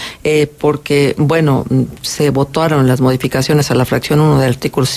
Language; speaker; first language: Spanish; native; Spanish